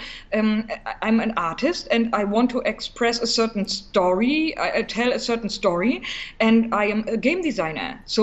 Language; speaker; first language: English; non-native, fluent; German